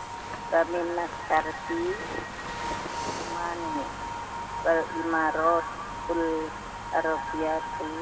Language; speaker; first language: Arabic; non-native, learner; Indonesian